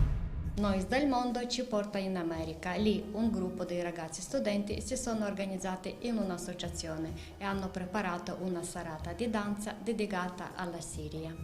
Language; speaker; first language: Italian; non-native, fluent; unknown